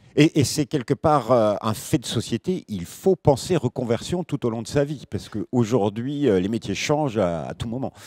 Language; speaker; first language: French; native; French